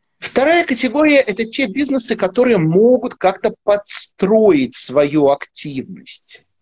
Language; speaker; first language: Russian; native; Russian